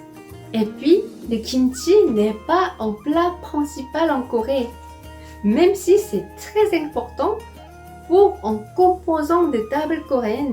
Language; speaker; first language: French; non-native, fluent; Korean